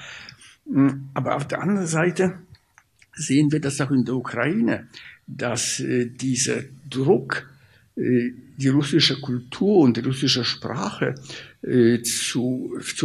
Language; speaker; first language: German; non-native, fluent; Polish